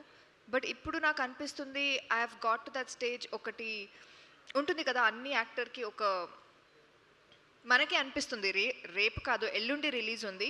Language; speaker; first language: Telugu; non-native, local second language; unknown